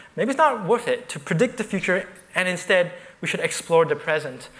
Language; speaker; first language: English; native; English